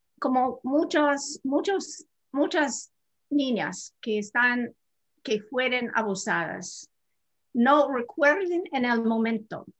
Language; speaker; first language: Spanish; non-native, fluent; English